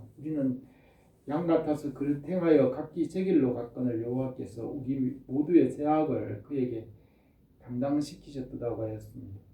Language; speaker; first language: Korean; native; Korean